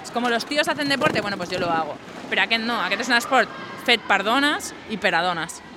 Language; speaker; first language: Catalan; non-native, local second language; Spanish